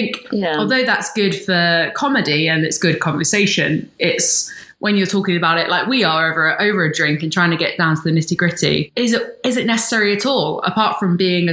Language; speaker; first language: English; native; English